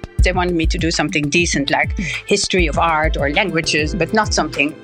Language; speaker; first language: English; non-native, fluent; French